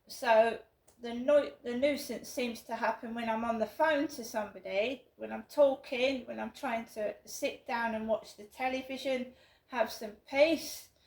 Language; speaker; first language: English; native; English